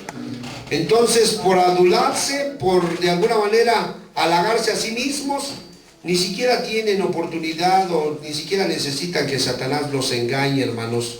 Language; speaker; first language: Spanish; native; Spanish